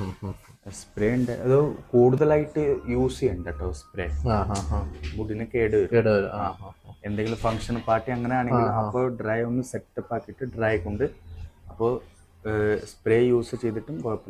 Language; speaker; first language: Malayalam; non-native, local second language; Punjabi